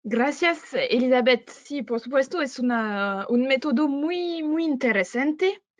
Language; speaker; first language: Spanish; non-native, fluent; French